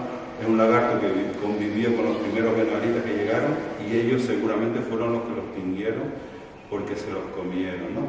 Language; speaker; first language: Spanish; native; Spanish